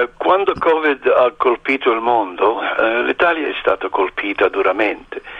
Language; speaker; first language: Italian; early bilingual, heritage; Italian